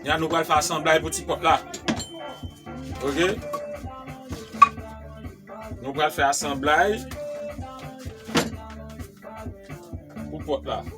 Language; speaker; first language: French; non-native, learner; Haitian Creole